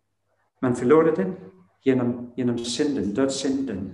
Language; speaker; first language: Swedish; non-native, fluent; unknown